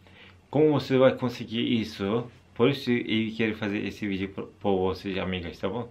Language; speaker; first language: Portuguese; non-native, learner; Turkish